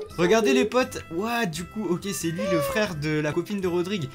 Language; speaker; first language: French; native; French